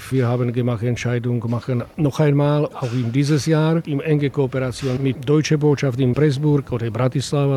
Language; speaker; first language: German; non-native, learner; Slovak